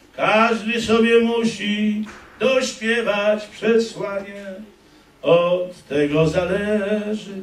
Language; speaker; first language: Polish; native; Polish